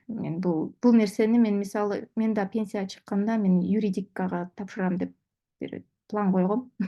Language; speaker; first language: Kyrgyz; non-native, local second language; Russian